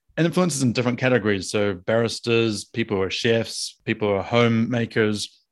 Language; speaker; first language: English; native; English